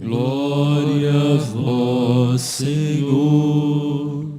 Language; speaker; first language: Portuguese; native; Portuguese